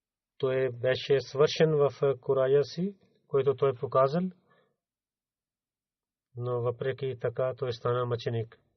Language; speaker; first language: Bulgarian; non-native, fluent; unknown